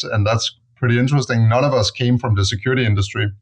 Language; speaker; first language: English; non-native, fluent; Danish